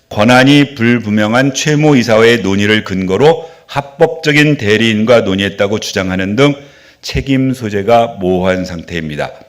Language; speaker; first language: Korean; native; Korean